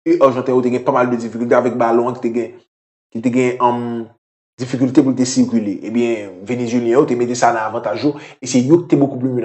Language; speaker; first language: French; non-native, local second language; Haitian Creole